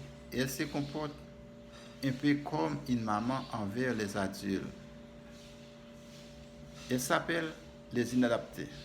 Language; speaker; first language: French; non-native, learner; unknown